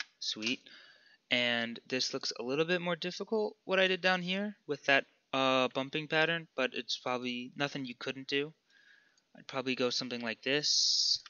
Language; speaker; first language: English; native; English